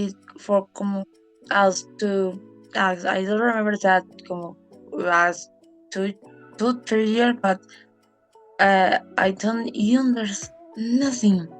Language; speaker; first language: English; non-native, learner; Spanish